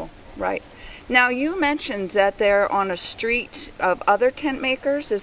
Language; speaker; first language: English; native; English